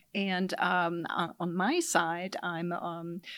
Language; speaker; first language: English; non-native, fluent; German